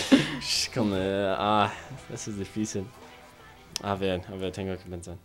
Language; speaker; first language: Spanish; non-native, fluent; English